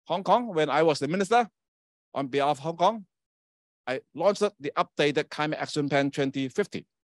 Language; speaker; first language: English; non-native, local second language; Chinese